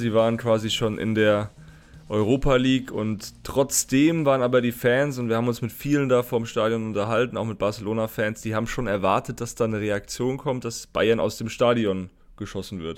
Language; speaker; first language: German; native; German